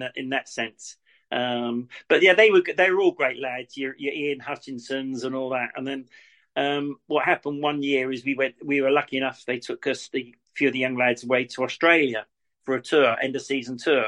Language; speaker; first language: English; native; English